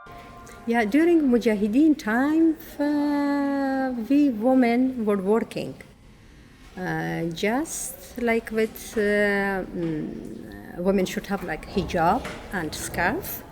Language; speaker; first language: English; non-native, learner; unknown